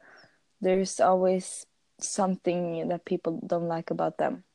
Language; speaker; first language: English; non-native, fluent; Swedish